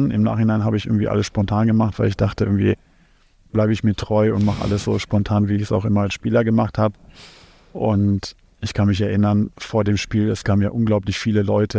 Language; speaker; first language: German; native; German